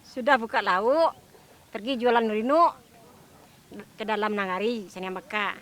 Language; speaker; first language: Indonesian; non-native, local second language; Minangkabau